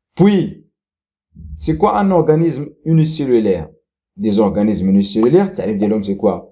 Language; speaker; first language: French; non-native, local second language; Arabic